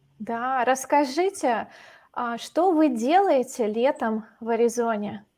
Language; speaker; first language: Russian; native; Russian